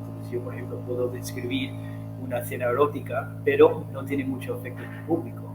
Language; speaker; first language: Spanish; non-native, fluent; English